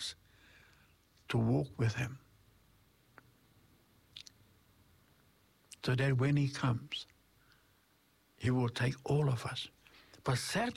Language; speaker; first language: English; non-native, fluent; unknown